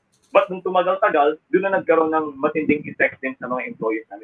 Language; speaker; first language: Filipino; native; Filipino